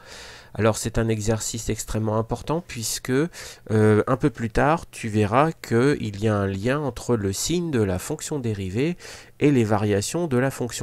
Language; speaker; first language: French; native; French